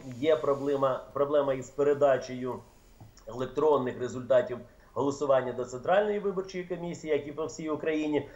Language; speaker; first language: Ukrainian; native; Ukrainian